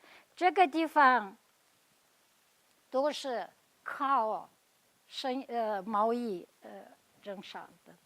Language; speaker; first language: Chinese; non-native, fluent; Kazakh